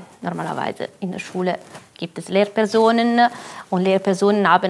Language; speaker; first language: German; non-native, fluent; French